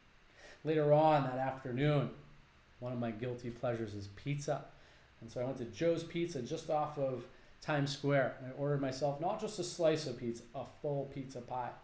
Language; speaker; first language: English; native; English